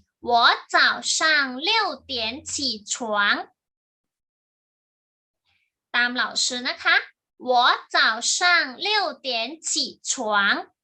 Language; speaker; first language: Chinese; non-native, fluent; Thai